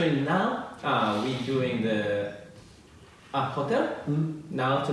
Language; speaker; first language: English; non-native, learner; Japanese